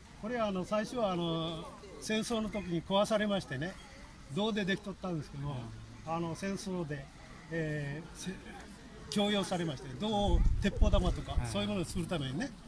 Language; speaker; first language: Japanese; native; Japanese